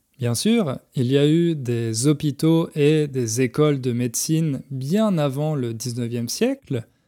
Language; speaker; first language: French; native; French